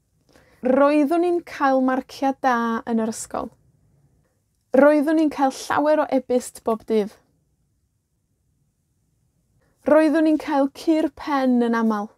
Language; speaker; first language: Welsh; non-native, fluent; Spanish